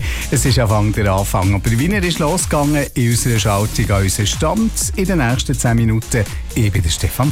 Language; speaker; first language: German; native; German